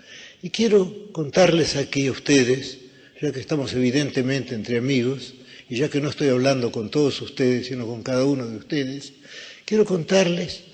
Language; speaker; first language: Spanish; native; Spanish